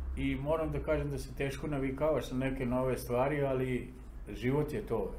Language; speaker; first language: Serbian; non-native, local second language; Romany